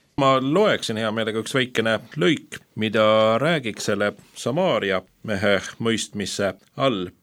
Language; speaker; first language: Estonian; non-native, fluent; Swedish